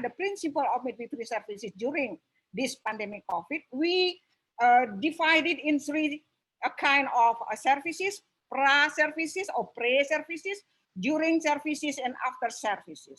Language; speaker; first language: English; non-native, local second language; Indonesian